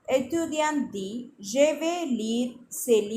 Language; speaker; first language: French; non-native, fluent; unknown